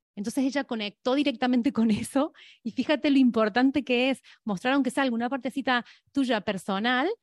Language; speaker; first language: Spanish; native; Spanish